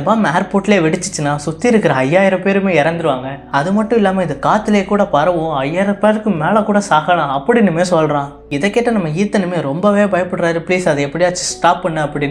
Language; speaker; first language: Tamil; native; Tamil